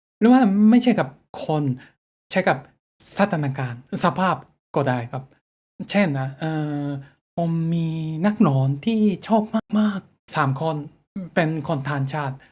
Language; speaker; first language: Thai; non-native, learner; Japanese